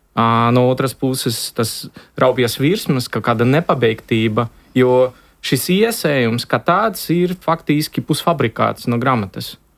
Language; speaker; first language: Latvian; non-native, local second language; Russian